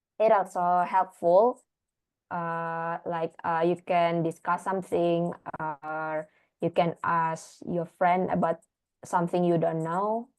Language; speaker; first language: English; non-native, learner; Indonesian